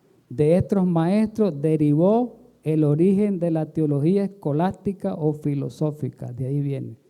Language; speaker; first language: Spanish; native; Spanish